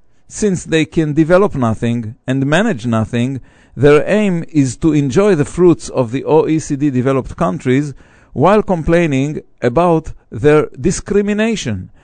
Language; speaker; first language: English; non-native, fluent; Hebrew